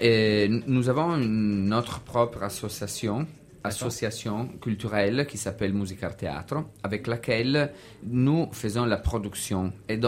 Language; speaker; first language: French; non-native, learner; Italian